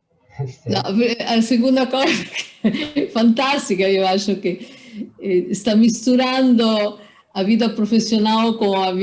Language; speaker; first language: Portuguese; non-native, fluent; Italian